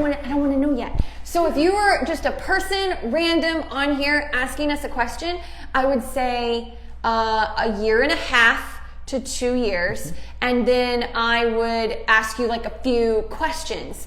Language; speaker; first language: English; native; English